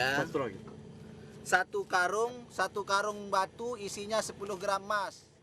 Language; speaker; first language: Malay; non-native, local second language; Sasak